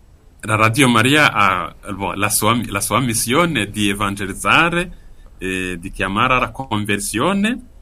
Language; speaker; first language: Italian; non-native, fluent; Kinyarwanda